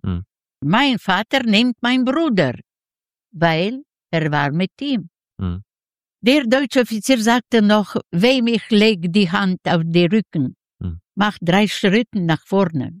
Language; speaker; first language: German; non-native, learner; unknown